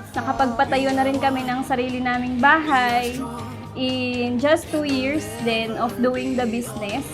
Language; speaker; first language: Filipino; native; Filipino